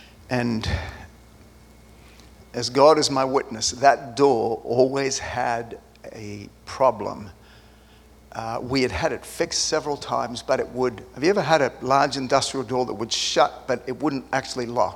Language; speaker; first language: English; early bilingual, other home language; Spanish